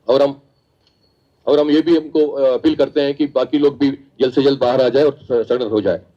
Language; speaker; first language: Hindi; non-native, local second language; Telugu